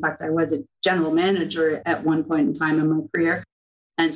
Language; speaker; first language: English; native; English